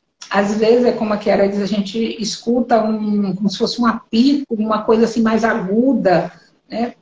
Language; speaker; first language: Portuguese; native; Portuguese